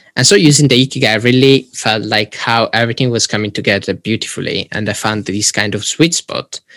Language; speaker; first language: English; non-native, fluent; Italian